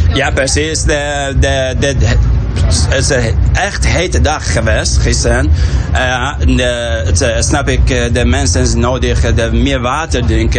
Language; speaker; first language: Dutch; non-native, learner; Persian